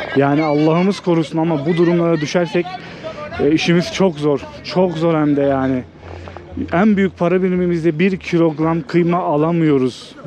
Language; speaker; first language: Turkish; native; Turkish